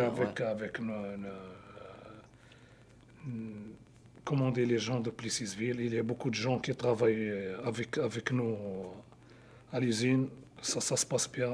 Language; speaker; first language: French; non-native, local second language; Arabic